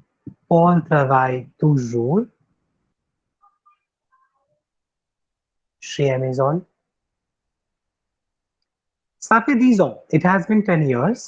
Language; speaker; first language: French; non-native, fluent; Hindi